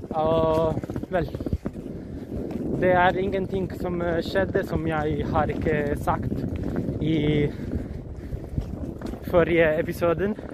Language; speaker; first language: Norwegian; non-native, learner; Italian